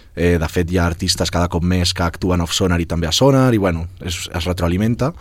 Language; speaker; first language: Catalan; native; Catalan